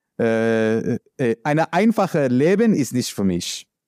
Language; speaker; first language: German; non-native, learner; English